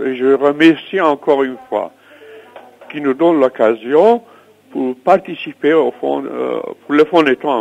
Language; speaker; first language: French; non-native, learner; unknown